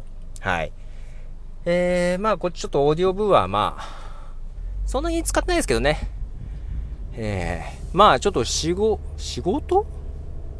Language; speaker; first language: Japanese; native; Japanese